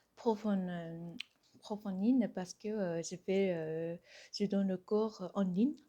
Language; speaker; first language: French; non-native, fluent; Korean